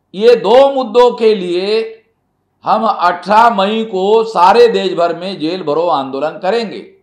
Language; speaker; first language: Hindi; non-native, local second language; Marathi